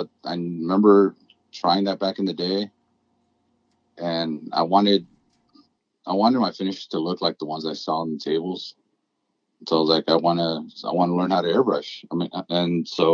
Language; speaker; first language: English; native; English